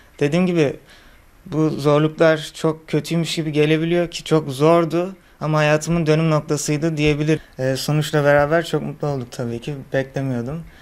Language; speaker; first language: Turkish; native; Turkish